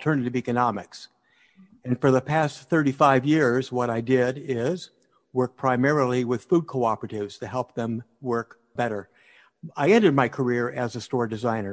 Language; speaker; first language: English; native; English